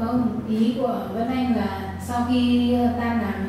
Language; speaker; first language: Chinese; non-native, learner; Vietnamese